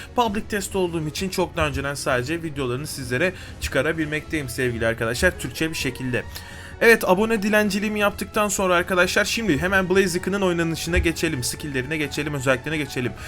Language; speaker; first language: Turkish; native; Turkish